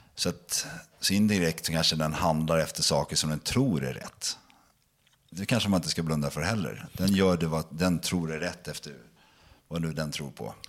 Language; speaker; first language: Swedish; native; Swedish